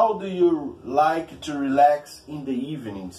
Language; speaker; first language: English; non-native, fluent; Portuguese